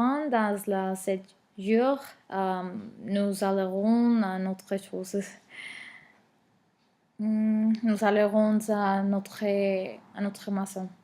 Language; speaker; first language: French; non-native, learner; Spanish